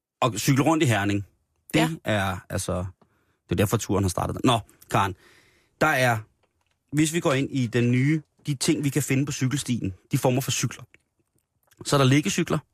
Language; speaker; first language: Danish; native; Danish